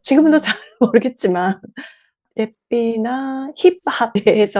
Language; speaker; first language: Korean; non-native, learner; Japanese